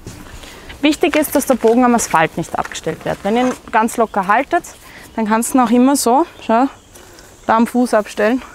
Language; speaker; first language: German; native; German